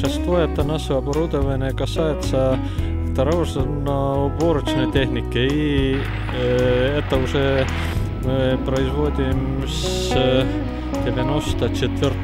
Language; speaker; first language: Russian; non-native, fluent; Estonian